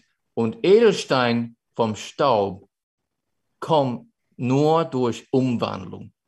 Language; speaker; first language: German; non-native, fluent; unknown